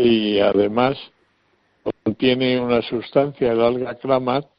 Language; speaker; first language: Spanish; native; Spanish